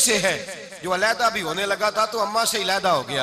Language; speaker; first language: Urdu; non-native, local second language; Punjabi